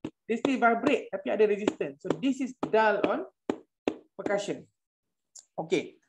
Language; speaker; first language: English; non-native, local second language; Malay